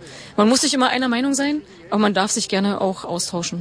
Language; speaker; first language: German; native; German